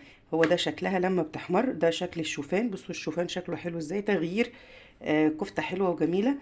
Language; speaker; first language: Arabic; native; Arabic